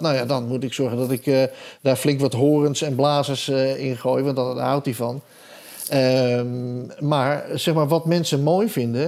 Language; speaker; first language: Dutch; native; Dutch